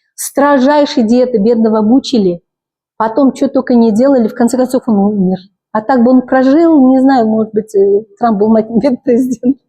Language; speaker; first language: Russian; non-native, local second language; Kazakh